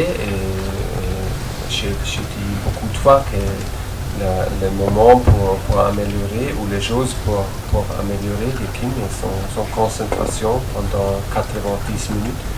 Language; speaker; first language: French; non-native, learner; German